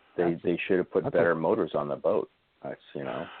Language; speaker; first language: English; native; English